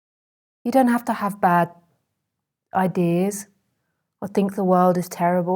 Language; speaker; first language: English; native; English